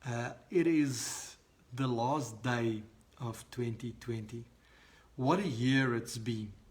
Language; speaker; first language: English; non-native, local second language; Afrikaans